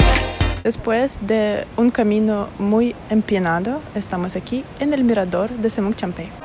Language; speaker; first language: Spanish; non-native, fluent; Russian